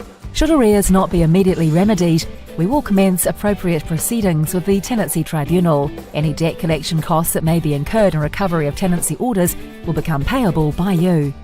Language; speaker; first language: English; native; English